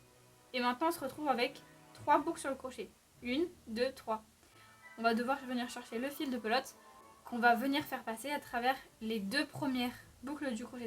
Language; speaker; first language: French; native; French